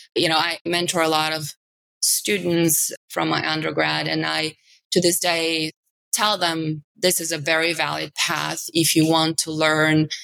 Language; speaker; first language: English; non-native, fluent; Bulgarian